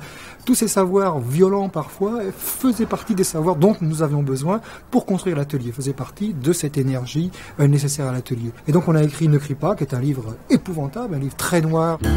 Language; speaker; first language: French; native; French